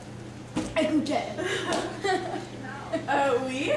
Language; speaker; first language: French; non-native, learner; English